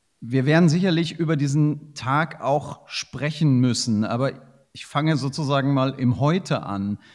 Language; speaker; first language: German; native; German